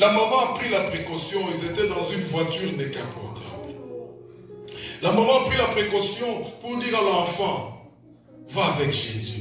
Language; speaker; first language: French; non-native, local second language; Lingala